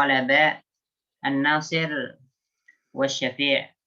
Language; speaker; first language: Arabic; non-native, learner; Indonesian